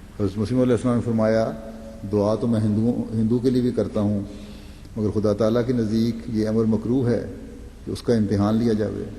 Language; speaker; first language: Urdu; native; Urdu